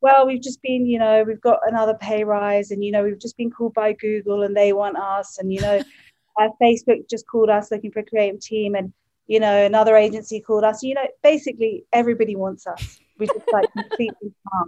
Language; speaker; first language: English; native; English